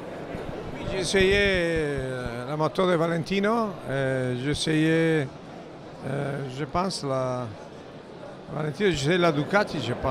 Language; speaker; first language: French; non-native, fluent; Italian